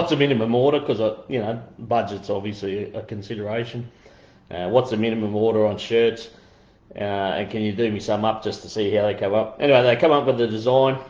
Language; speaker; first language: English; native; English